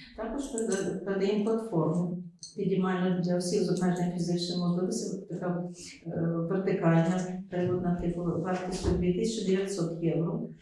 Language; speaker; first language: Ukrainian; native; Ukrainian